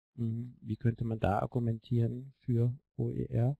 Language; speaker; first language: German; native; German